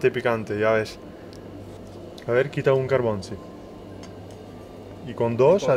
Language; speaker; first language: Spanish; native; Spanish